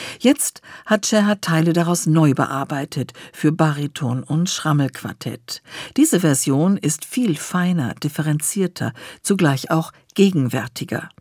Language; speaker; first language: German; native; German